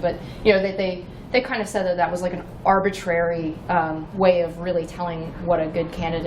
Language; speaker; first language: English; native; English